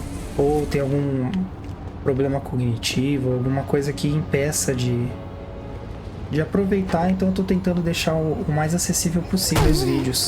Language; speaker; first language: Portuguese; native; Portuguese